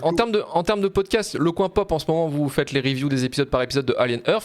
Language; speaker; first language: French; native; French